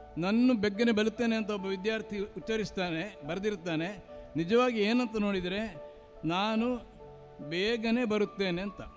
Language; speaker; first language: Kannada; non-native, local second language; Marathi